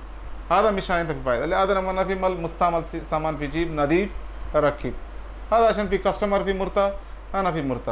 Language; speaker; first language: Arabic; non-native, learner; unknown